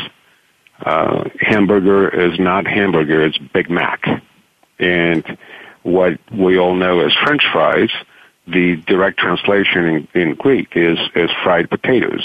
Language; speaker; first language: English; non-native, fluent; Greek